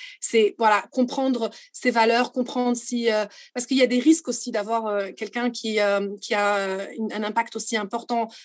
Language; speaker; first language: French; non-native, local second language; Arabic